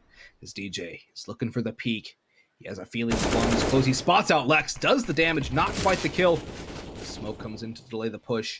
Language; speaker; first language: English; native; English